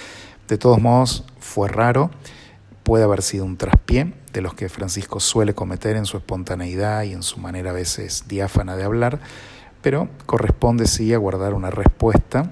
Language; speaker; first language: Spanish; native; Spanish